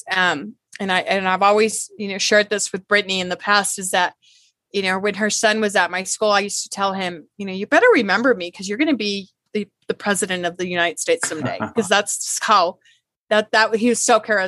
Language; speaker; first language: English; early bilingual, other home language; Spanish